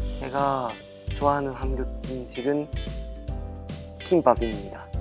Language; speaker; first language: Korean; non-native, learner; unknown